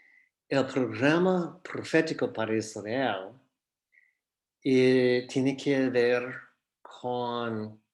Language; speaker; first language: Spanish; non-native, fluent; English